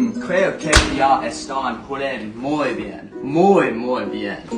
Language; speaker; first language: Spanish; non-native, learner; English